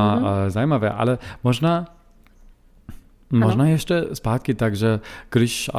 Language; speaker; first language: Czech; non-native, learner; German